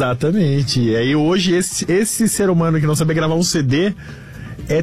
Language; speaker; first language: Portuguese; native; Portuguese